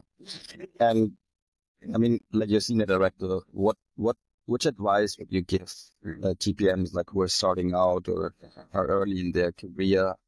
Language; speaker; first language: English; non-native, fluent; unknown